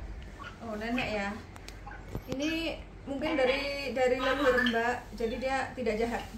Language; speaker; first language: Indonesian; native; Indonesian